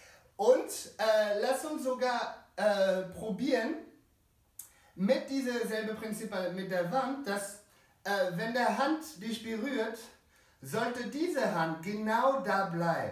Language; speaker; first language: German; non-native, fluent; French